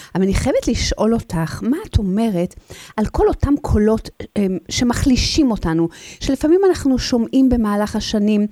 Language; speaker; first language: Hebrew; native; Hebrew